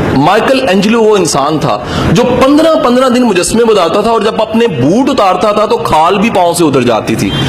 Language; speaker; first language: Urdu; non-native, local second language; Punjabi